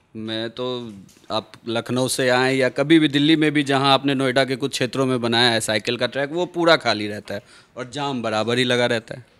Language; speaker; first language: Hindi; native; Hindi